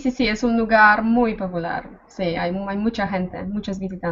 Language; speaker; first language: Spanish; non-native, fluent; Polish